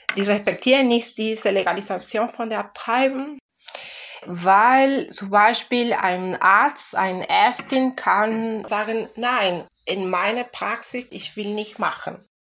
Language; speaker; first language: German; non-native, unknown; Spanish